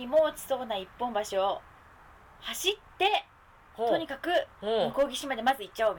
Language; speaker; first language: Japanese; native; Japanese